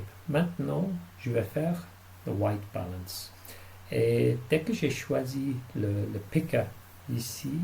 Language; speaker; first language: French; non-native, fluent; English